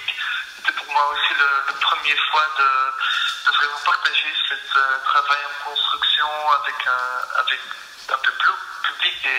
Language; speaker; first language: French; non-native, fluent; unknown